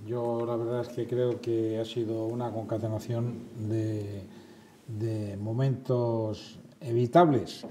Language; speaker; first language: Spanish; native; Spanish